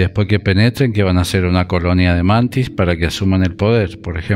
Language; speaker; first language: Spanish; native; Spanish